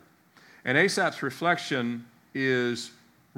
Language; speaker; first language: English; native; English